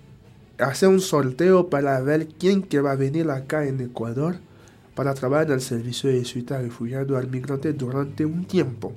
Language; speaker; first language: Spanish; non-native, fluent; Haitian Creole